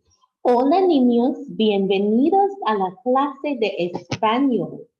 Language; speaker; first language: Spanish; non-native, fluent; English